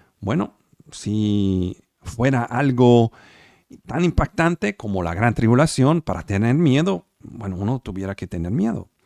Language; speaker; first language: Spanish; non-native, fluent; Italian